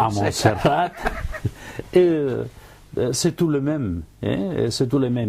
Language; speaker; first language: French; non-native, learner; Catalan